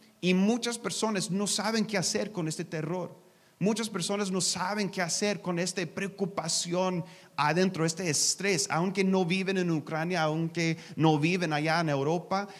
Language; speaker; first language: Spanish; non-native, learner; English